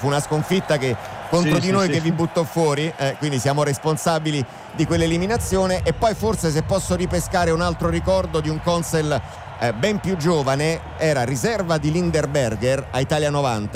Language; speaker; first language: Italian; native; Italian